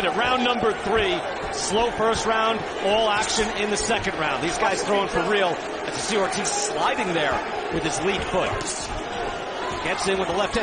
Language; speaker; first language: English; native; English